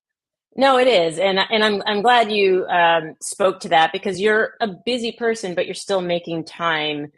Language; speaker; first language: English; native; English